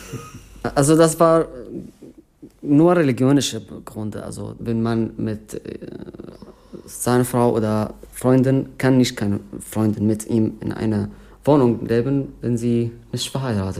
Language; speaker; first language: German; non-native, learner; Arabic